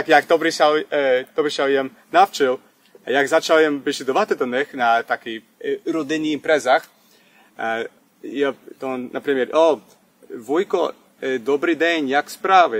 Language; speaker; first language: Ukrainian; early bilingual, heritage; English